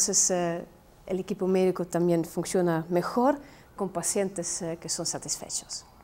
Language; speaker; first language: Spanish; non-native, fluent; Dutch